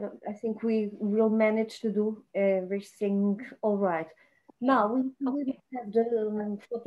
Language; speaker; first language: English; non-native, fluent; Portuguese